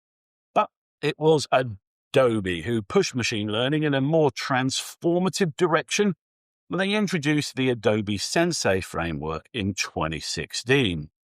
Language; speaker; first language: English; native; English